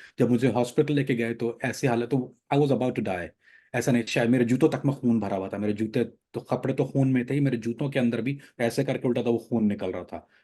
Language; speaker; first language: Urdu; native; Urdu